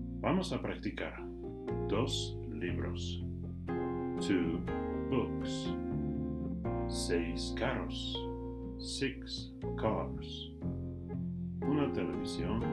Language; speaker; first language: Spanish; non-native, fluent; English